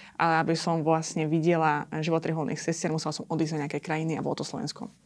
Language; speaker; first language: Slovak; non-native, fluent; Azerbaijani